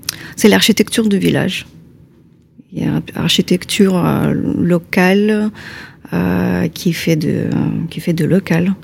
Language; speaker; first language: French; non-native, fluent; Ukrainian